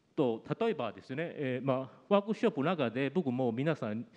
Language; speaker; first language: Japanese; non-native, fluent; Malay